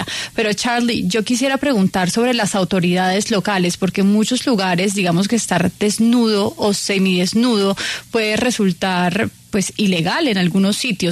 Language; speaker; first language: Spanish; native; Spanish